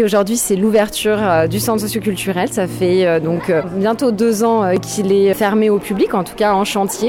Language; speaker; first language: French; native; French